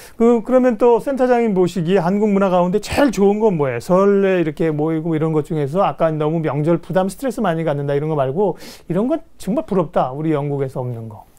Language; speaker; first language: Korean; native; Korean